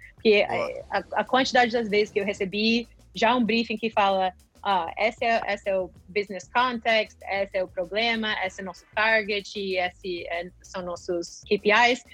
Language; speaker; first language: Portuguese; non-native, fluent; English